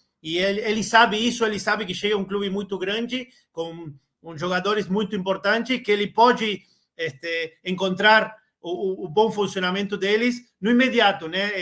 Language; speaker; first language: Portuguese; non-native, learner; Spanish